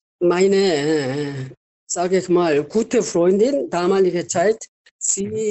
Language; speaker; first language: German; non-native, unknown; Korean